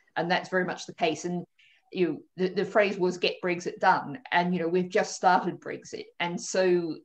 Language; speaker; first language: English; native; English